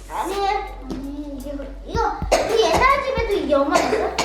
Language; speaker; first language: Korean; early bilingual, heritage; English